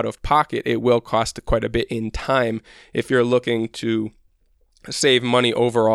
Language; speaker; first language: English; native; English